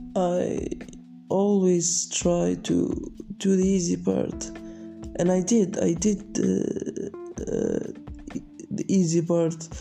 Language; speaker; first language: English; non-native, learner; Arabic